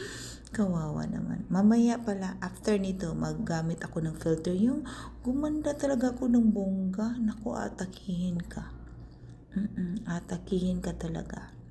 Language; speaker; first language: Filipino; non-native, local second language; Cebuano